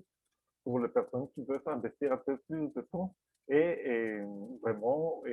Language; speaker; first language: French; non-native, fluent; Spanish